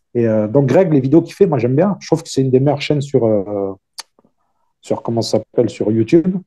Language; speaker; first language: French; native; French